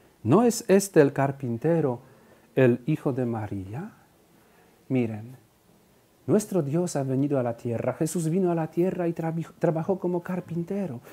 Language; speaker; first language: Spanish; non-native, fluent; Polish